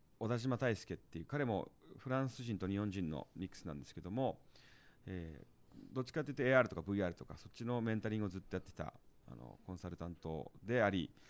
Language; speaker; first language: Japanese; early bilingual, heritage; Japanese